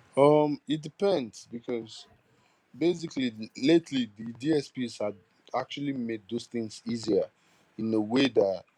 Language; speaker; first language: English; non-native, local second language; Yoruba